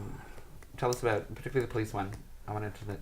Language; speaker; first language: English; native; English